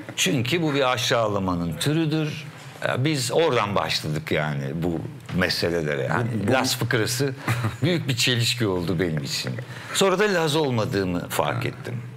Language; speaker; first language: Turkish; native; Turkish